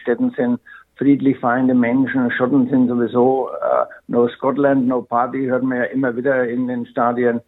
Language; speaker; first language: German; native; German